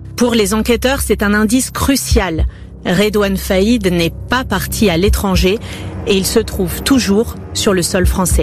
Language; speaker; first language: French; native; French